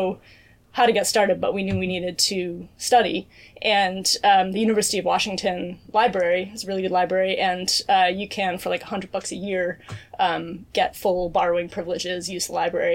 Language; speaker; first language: English; native; English